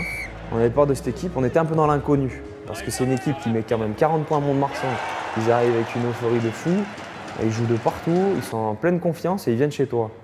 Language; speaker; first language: French; native; French